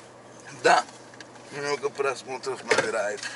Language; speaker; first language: Russian; non-native, learner; Turkish